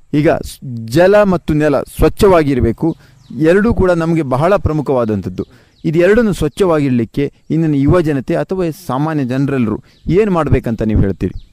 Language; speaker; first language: Kannada; native; Kannada